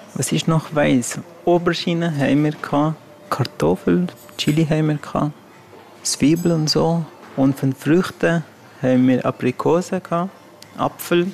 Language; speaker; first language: German; non-native, fluent; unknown